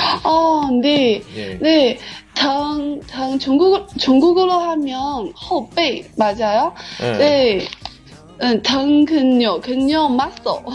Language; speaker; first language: Korean; non-native, learner; Chinese